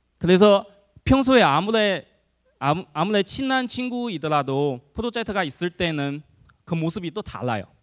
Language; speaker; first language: Korean; non-native, fluent; Chinese